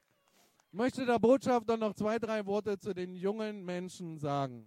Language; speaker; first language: German; native; German